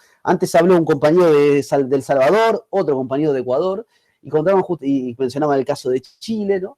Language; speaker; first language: Spanish; native; Spanish